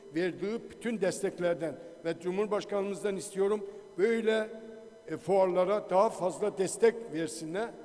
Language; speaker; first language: Turkish; non-native, fluent; Persian